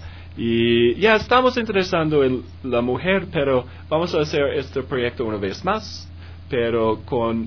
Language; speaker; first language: Spanish; non-native, learner; English